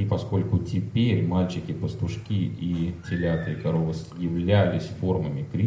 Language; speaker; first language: Russian; native; Russian